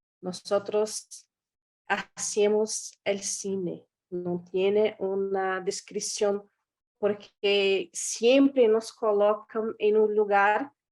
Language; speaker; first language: Spanish; non-native, learner; Portuguese